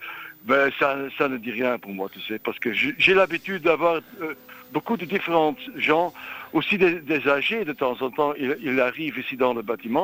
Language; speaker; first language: French; non-native, local second language; Dutch